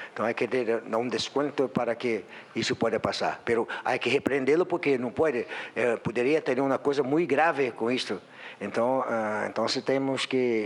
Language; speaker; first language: Portuguese; non-native, learner; Spanish